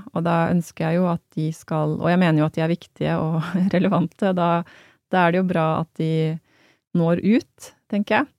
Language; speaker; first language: Norwegian; native; Norwegian